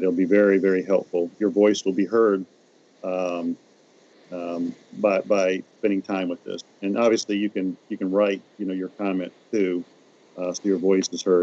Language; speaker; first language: English; native; English